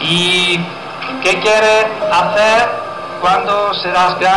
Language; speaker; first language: Spanish; non-native, learner; Italian